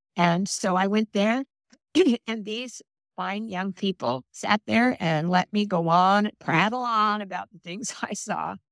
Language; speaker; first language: English; native; English